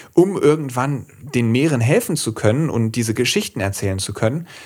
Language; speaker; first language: German; native; German